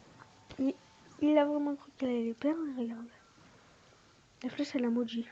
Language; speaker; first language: French; native; French